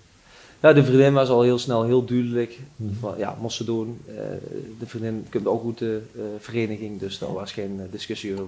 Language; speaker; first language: Dutch; native; Dutch